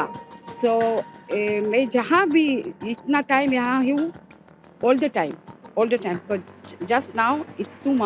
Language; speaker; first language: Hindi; early bilingual, heritage; Hindi